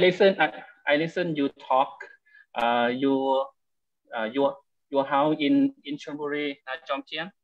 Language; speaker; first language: English; non-native, learner; Thai